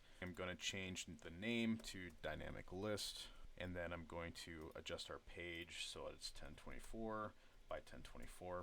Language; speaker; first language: English; native; English